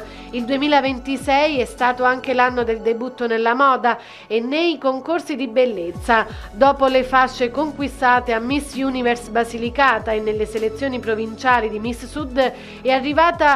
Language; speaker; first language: Italian; native; Italian